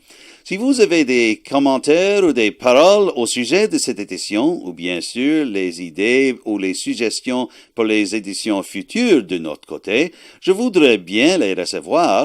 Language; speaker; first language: French; non-native, learner; English